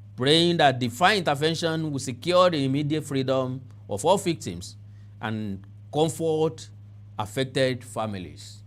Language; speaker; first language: English; non-native, local second language; Yoruba